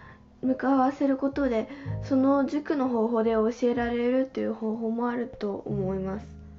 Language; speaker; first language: Japanese; non-native, fluent; Chinese